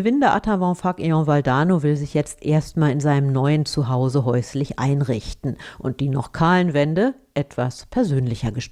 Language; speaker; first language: German; native; German